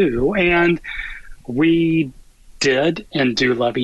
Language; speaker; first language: English; native; English